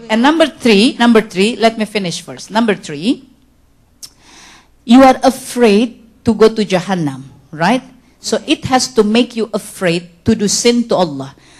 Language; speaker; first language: English; non-native, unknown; Indonesian